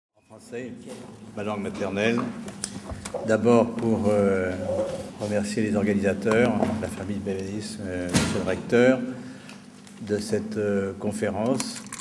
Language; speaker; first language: French; native; French